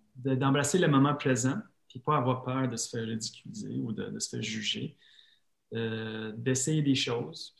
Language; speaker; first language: French; non-native, fluent; English